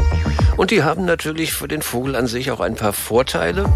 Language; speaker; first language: German; native; German